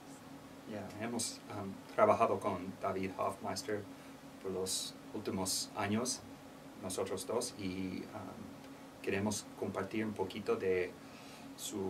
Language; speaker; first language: Spanish; non-native, learner; English